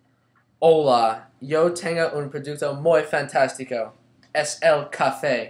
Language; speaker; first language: Spanish; non-native, learner; English